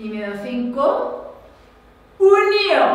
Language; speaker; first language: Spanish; non-native, learner; English